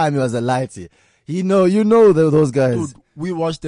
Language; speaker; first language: English; non-native, local second language; Zulu